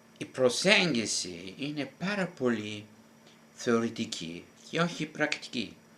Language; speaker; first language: Greek; non-native, fluent; Italian